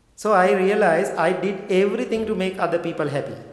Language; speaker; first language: English; non-native, local second language; Sinhala